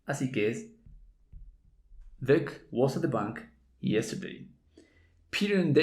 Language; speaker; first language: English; non-native, fluent; Spanish